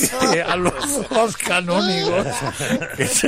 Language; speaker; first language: Spanish; native; Spanish